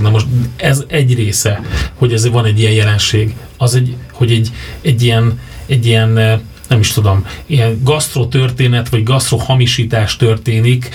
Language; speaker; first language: Hungarian; native; Hungarian